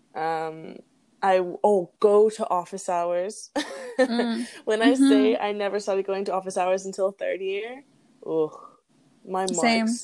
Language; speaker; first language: English; native; English